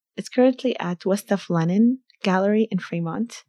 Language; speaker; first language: English; early bilingual, other home language; Arabic